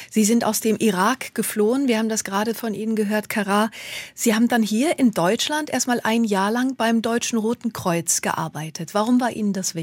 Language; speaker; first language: German; native; German